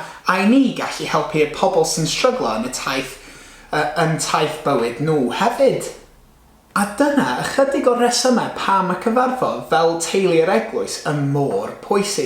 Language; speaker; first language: Welsh; non-native, local second language; English